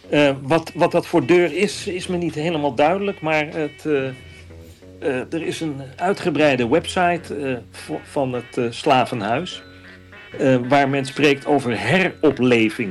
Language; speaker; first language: Dutch; native; Dutch